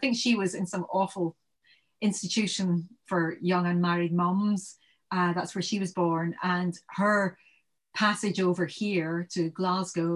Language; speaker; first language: English; native; English